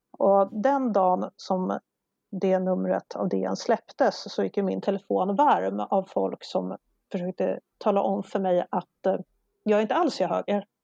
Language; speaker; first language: Swedish; non-native, local second language; Polish